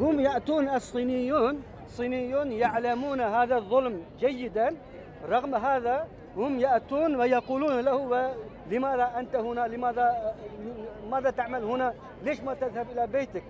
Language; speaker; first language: Arabic; non-native, learner; Uyghur